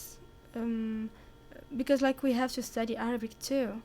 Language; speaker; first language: English; non-native, learner; Arabic